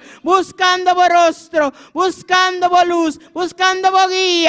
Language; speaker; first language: Spanish; non-native, learner; Papiamento